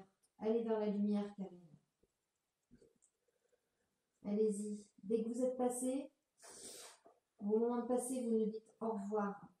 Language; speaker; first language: French; native; French